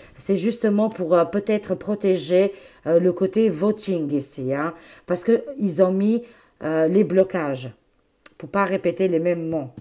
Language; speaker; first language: French; non-native, fluent; Albanian